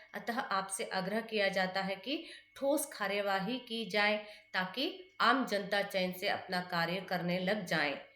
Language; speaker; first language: Hindi; non-native, local second language; Kannada